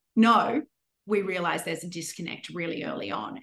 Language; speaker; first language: English; native; English